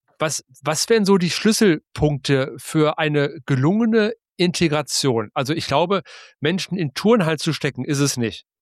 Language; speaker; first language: German; native; German